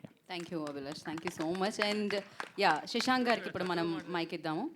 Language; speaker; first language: Telugu; native; Telugu